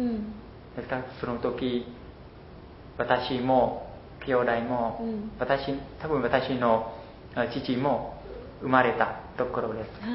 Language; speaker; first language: Japanese; non-native, learner; Khmer